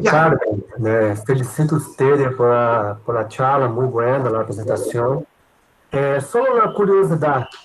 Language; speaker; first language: Spanish; non-native, learner; Portuguese